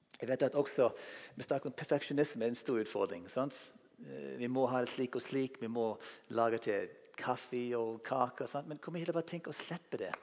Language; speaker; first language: Norwegian; non-native, fluent; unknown